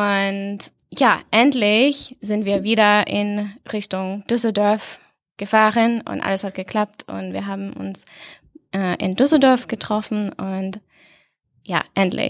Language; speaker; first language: German; non-native, fluent; English